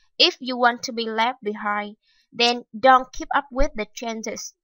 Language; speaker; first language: English; non-native, fluent; Vietnamese